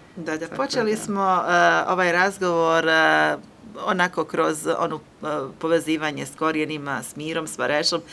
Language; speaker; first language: Croatian; native; Croatian